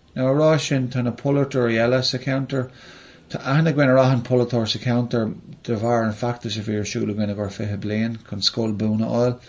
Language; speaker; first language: Irish; non-native, local second language; English